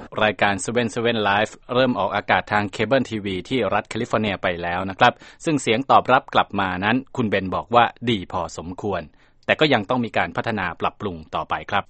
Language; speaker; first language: Thai; native; Thai